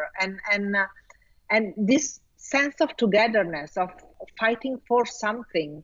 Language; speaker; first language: English; non-native, fluent; Italian